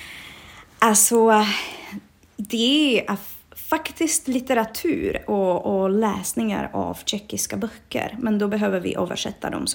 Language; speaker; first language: Swedish; non-native, fluent; Czech